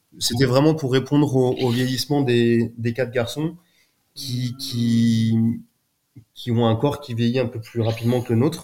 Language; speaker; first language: French; native; French